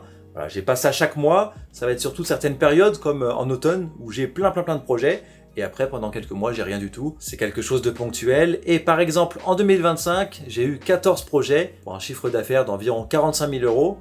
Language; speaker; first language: French; native; French